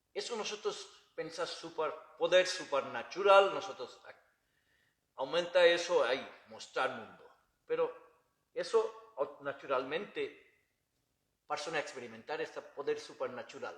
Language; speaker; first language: Spanish; non-native, learner; Bangla